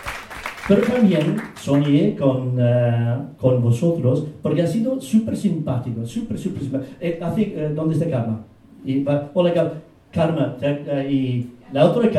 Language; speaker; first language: Spanish; non-native, fluent; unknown